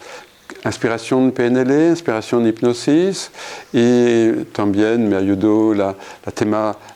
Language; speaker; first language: Spanish; non-native, fluent; French